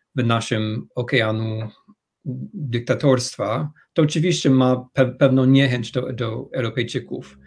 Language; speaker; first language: Polish; non-native, fluent; English